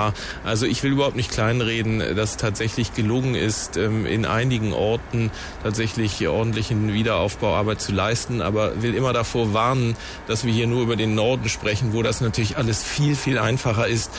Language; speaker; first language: German; native; German